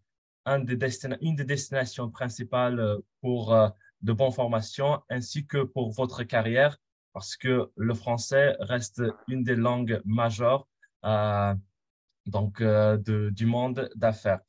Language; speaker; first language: French; non-native, fluent; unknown